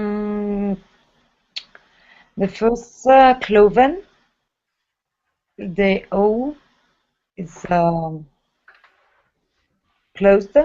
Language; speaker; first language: English; non-native, learner; Italian